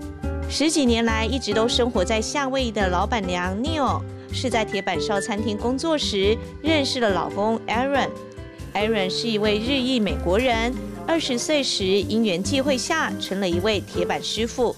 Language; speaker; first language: Chinese; native; Chinese